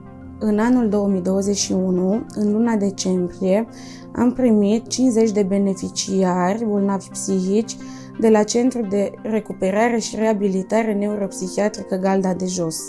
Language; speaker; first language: Romanian; native; Romanian